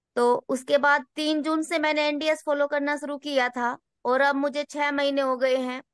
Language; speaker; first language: Hindi; native; Hindi